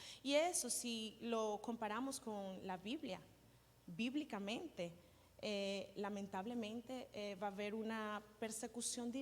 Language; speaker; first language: Portuguese; non-native, learner; Spanish